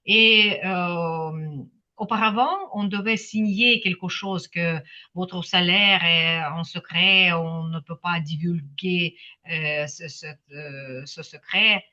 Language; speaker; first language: French; non-native, fluent; Ukrainian